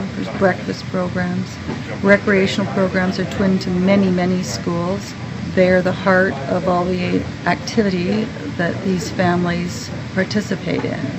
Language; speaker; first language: English; native; English